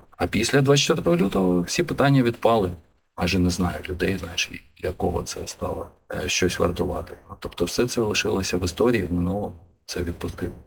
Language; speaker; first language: Ukrainian; non-native, local second language; Russian